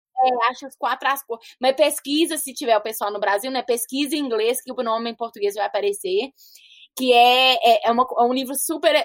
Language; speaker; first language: Portuguese; native; Portuguese